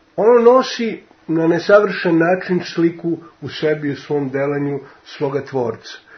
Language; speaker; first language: Serbian; native; Serbian